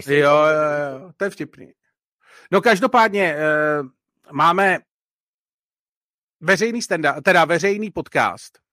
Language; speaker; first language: Czech; native; Czech